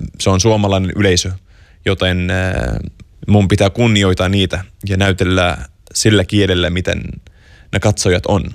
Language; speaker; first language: Finnish; non-native, fluent; Arabic